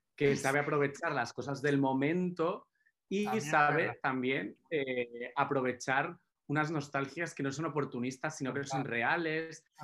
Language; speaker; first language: Spanish; native; Spanish